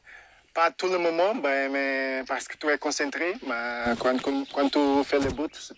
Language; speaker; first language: French; non-native, fluent; Portuguese